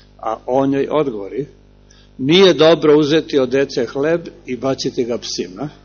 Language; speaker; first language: Serbian; native; Serbian